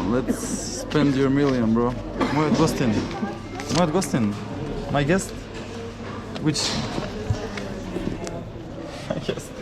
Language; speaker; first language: English; non-native, fluent; Macedonian